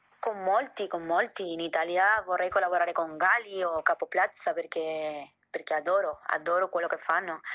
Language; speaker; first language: Italian; non-native, fluent; Spanish